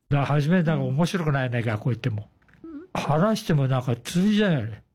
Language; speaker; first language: Japanese; native; Japanese